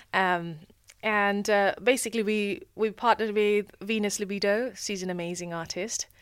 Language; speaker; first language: English; non-native, local second language; Nepali